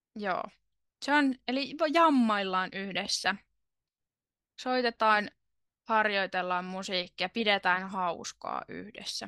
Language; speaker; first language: Finnish; native; Finnish